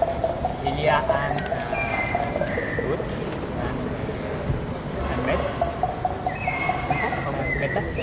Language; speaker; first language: French; non-native, learner; Spanish